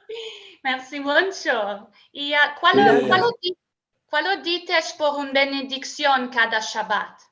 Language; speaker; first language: Spanish; non-native, learner; English